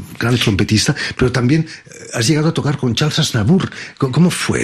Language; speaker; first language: Spanish; native; Spanish